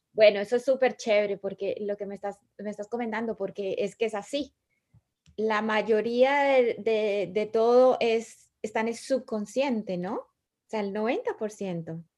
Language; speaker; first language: Spanish; native; Spanish